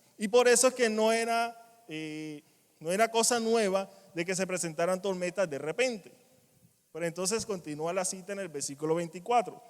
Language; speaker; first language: Spanish; native; Spanish